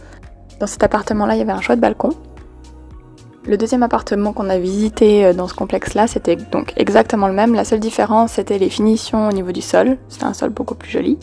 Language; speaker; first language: French; native; French